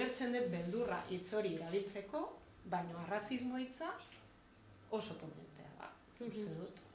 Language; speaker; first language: Basque; non-native, fluent; Catalan